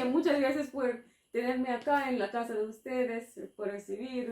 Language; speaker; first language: Spanish; non-native, fluent; English